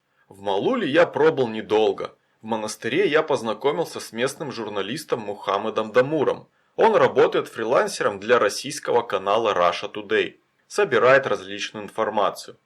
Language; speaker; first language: Russian; native; Russian